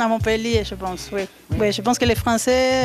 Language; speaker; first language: French; non-native, learner; Spanish